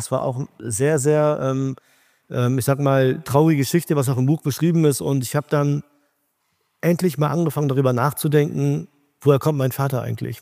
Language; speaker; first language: German; early bilingual, other home language; Urdu